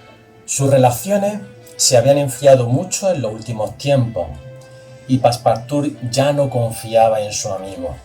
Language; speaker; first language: Spanish; native; Spanish